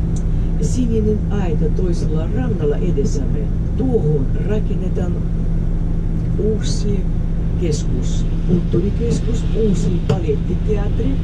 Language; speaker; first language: Finnish; non-native, fluent; Russian